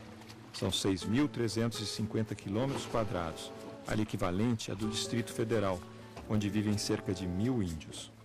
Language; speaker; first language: Portuguese; native; Portuguese